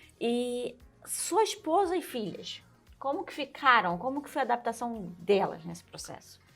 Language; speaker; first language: Portuguese; native; Portuguese